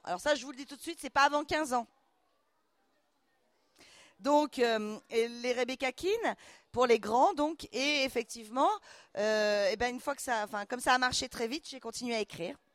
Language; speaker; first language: French; native; French